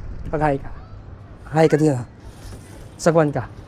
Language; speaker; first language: Filipino; non-native, local second language; Aklanon